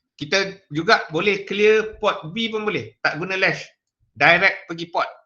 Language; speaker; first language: Malay; native; Malay